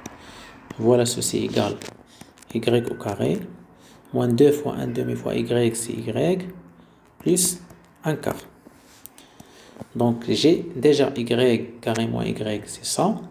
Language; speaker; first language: French; non-native, local second language; Arabic